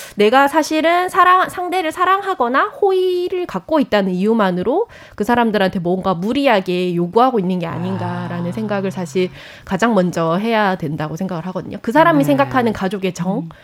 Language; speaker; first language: Korean; native; Korean